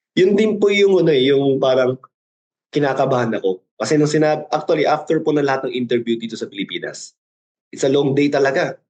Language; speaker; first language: Filipino; early bilingual, other home language; Korean